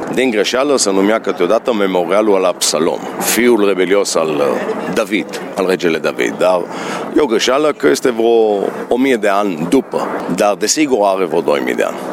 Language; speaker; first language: Romanian; early bilingual, heritage; Romanian